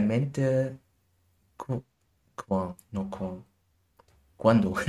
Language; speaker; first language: Spanish; non-native, learner; German